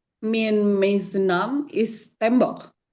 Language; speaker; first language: Dutch; non-native, learner; Indonesian